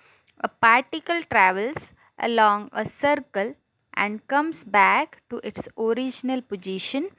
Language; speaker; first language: English; non-native, local second language; Marathi